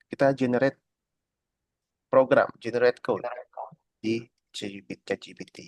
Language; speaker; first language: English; non-native, learner; Indonesian